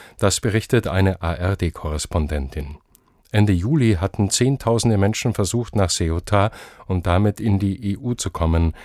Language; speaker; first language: German; native; German